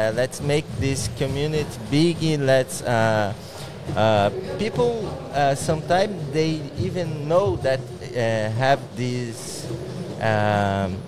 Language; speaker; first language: English; non-native, learner; Portuguese